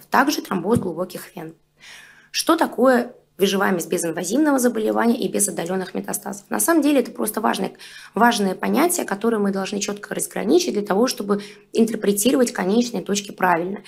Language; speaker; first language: Russian; native; Russian